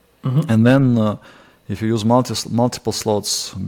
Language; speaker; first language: English; non-native, fluent; Russian